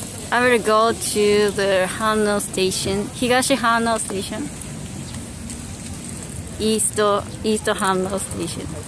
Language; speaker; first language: English; non-native, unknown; Japanese